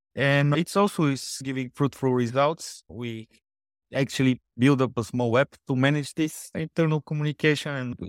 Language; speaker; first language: English; non-native, fluent; Bulgarian